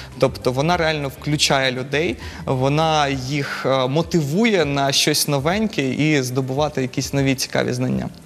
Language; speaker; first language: Ukrainian; non-native, local second language; Russian